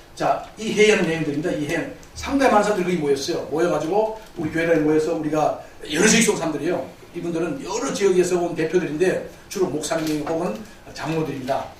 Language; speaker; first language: Korean; native; Korean